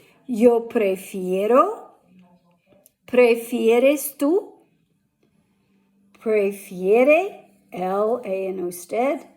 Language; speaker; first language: Spanish; non-native, fluent; English